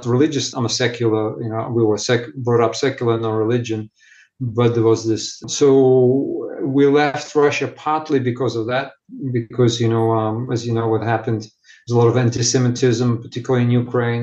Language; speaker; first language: English; non-native, fluent; Ukrainian